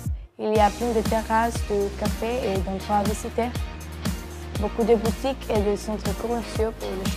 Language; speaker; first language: French; non-native, fluent; Spanish